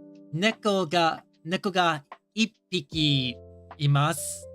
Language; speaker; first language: Japanese; non-native, learner; English